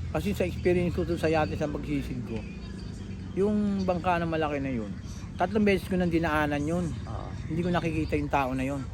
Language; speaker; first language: Filipino; native; Filipino